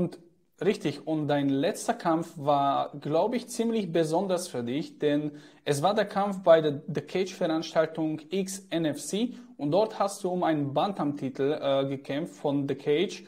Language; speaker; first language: German; native; German